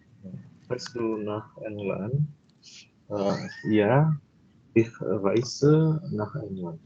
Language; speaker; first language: German; non-native, learner; Indonesian